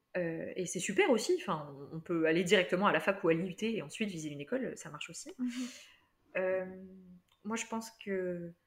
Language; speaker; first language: French; native; French